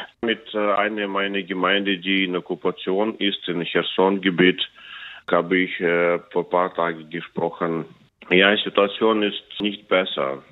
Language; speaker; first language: German; non-native, learner; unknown